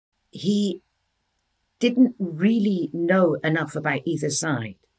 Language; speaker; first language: English; early bilingual, other home language; Norwegian